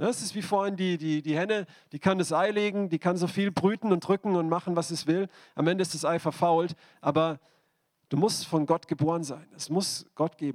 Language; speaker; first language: German; native; German